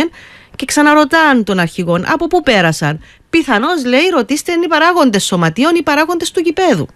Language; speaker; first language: Greek; native; Greek